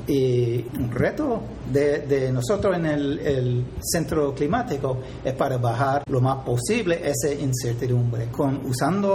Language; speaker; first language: Spanish; non-native, fluent; English